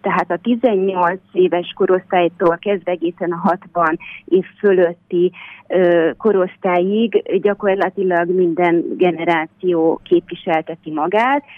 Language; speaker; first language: Hungarian; native; Hungarian